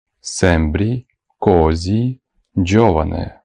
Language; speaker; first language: Italian; non-native, fluent; Ukrainian